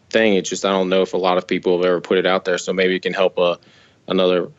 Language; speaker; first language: English; native; English